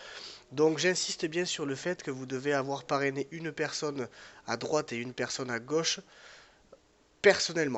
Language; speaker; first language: French; native; French